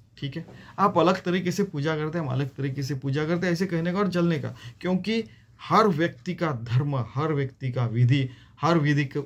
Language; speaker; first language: Hindi; non-native, local second language; Marathi